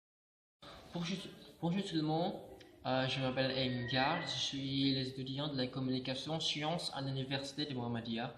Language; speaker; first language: French; non-native, learner; Indonesian